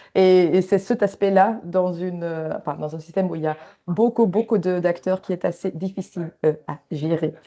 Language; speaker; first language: French; native; French